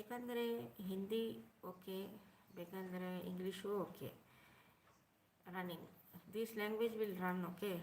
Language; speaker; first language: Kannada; non-native, local second language; Urdu